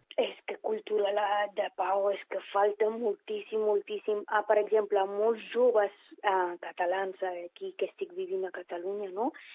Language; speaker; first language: Catalan; non-native, fluent; Persian